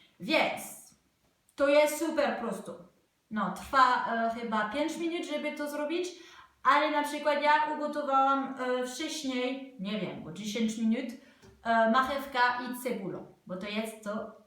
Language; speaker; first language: Polish; non-native, learner; French